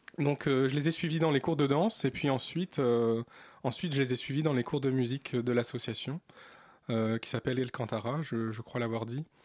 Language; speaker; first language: French; early bilingual, other home language; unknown